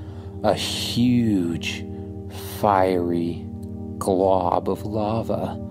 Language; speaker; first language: English; native; English